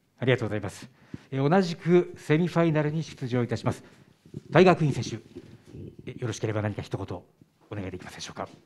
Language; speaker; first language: Japanese; native; Japanese